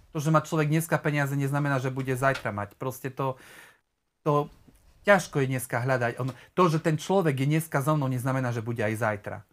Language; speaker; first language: Slovak; native; Slovak